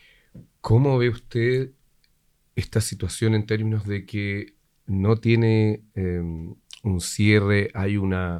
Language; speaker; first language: Spanish; native; Spanish